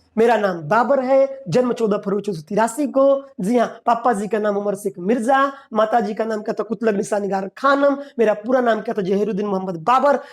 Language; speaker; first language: Hindi; native; Hindi